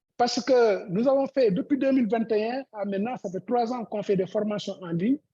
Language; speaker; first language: French; non-native, local second language; Wolof